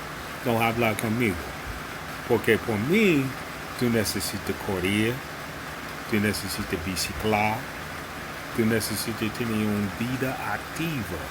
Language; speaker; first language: Spanish; non-native, learner; English